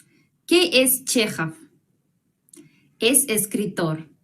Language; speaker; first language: Spanish; non-native, fluent; Russian